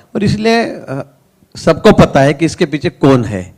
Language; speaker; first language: Hindi; non-native, local second language; Marathi